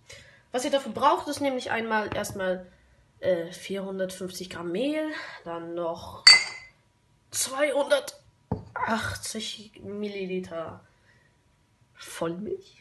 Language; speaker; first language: German; native; German